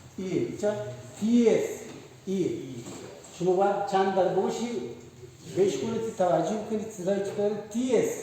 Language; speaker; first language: Persian; non-native, local second language; Baluchi